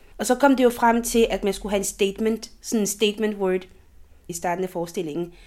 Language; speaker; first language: Danish; early bilingual, other home language; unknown